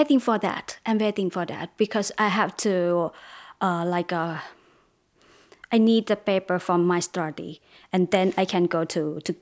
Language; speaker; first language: English; non-native, learner; Thai